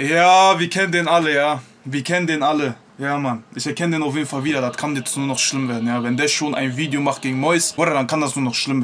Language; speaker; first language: German; native; German